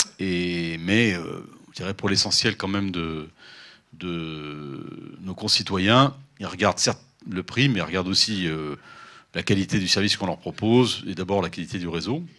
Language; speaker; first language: French; native; French